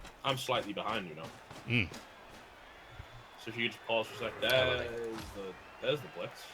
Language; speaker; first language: English; native; English